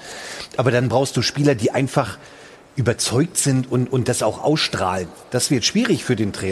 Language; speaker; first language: German; native; German